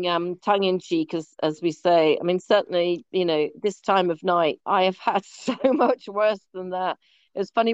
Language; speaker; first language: English; native; English